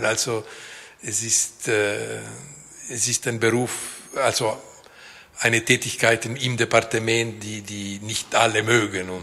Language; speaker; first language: German; non-native, local second language; French